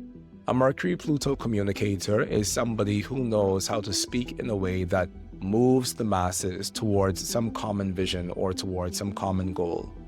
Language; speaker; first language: English; native; English